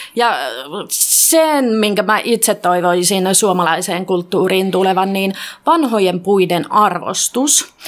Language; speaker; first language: Finnish; native; Finnish